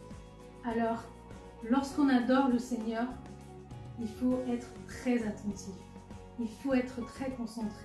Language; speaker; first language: French; native; French